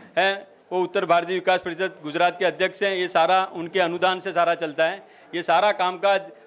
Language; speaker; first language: Hindi; native; Hindi